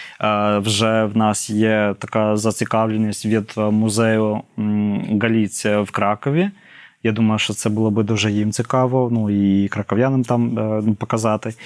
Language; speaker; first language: Ukrainian; non-native, fluent; English